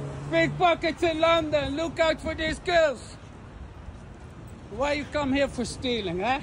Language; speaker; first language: English; non-native, learner; Dutch